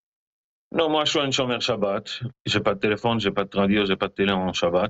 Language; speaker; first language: French; non-native, learner; Hebrew